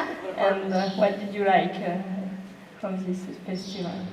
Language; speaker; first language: English; non-native, learner; French